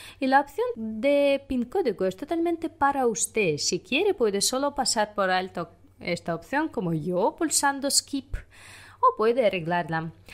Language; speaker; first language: Spanish; non-native, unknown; Russian